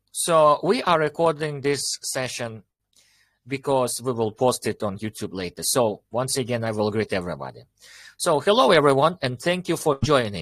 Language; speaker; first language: English; non-native, fluent; Russian